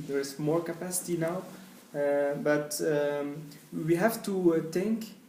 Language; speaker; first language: English; non-native, learner; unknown